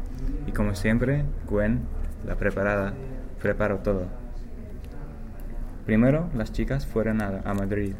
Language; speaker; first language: Spanish; non-native, learner; English